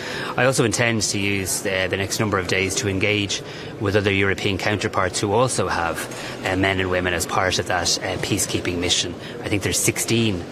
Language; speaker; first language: English; native; English